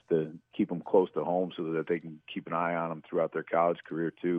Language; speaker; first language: English; native; English